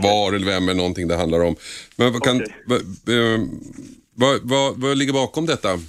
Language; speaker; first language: Swedish; native; Swedish